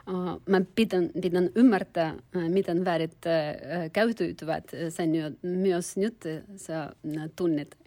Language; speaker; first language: Finnish; non-native, learner; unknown